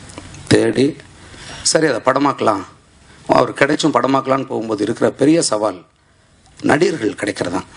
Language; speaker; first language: Tamil; native; Tamil